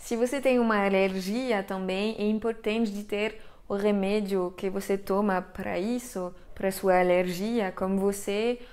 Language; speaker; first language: Portuguese; non-native, fluent; French